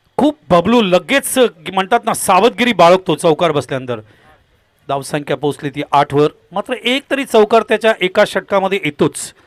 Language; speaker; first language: Marathi; non-native, local second language; Tamil